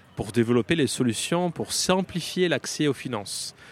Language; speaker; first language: French; non-native, fluent; Portuguese